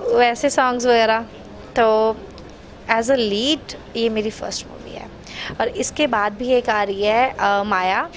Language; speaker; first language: Hindi; native; Hindi